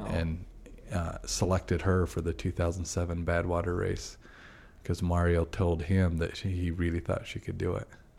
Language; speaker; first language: English; native; English